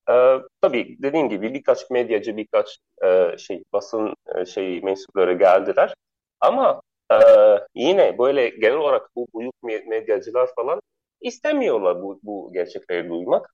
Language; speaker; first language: Turkish; non-native, learner; Arabic